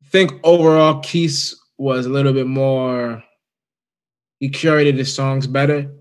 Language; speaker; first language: English; native; English